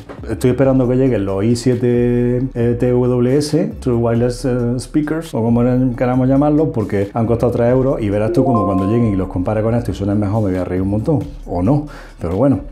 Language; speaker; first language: Spanish; native; Spanish